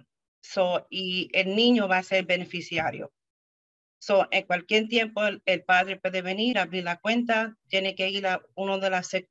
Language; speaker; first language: Spanish; early bilingual, heritage; Spanish